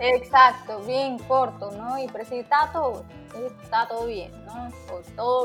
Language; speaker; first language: Spanish; native; Spanish